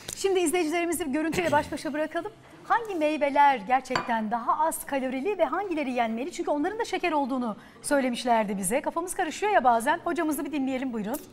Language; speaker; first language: Turkish; native; Turkish